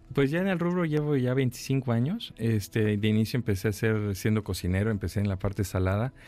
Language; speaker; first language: Spanish; native; Spanish